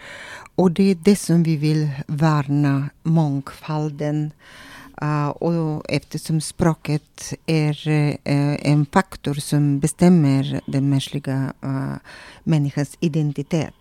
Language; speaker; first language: Swedish; non-native, fluent; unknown